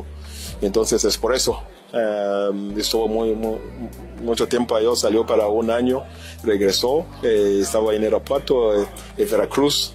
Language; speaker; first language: Spanish; non-native, fluent; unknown